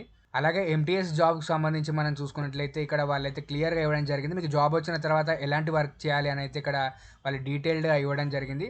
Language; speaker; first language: Telugu; native; Telugu